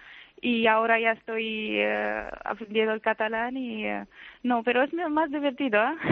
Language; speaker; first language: Spanish; non-native, fluent; Arabic